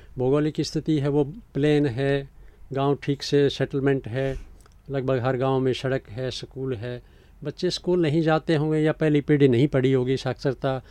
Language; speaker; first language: Hindi; native; Hindi